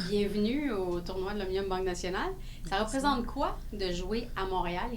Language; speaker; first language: French; native; French